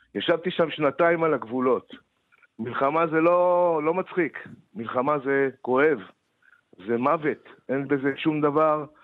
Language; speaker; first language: Hebrew; native; Hebrew